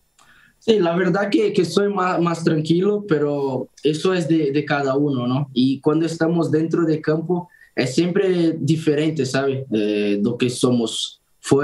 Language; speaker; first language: Spanish; non-native, fluent; Portuguese